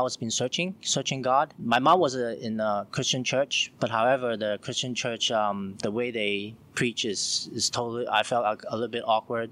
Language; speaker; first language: English; non-native, local second language; Cantonese